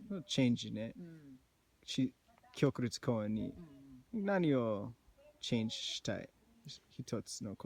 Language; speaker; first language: Japanese; non-native, learner; English